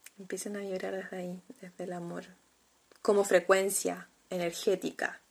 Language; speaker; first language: Spanish; native; Spanish